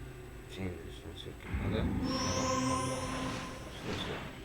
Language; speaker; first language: Arabic; native; Arabic